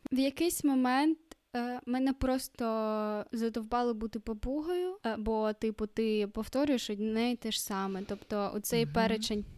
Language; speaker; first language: Ukrainian; non-native, local second language; Russian